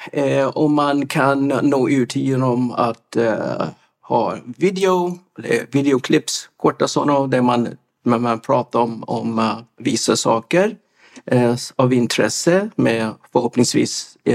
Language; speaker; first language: Swedish; non-native, fluent; English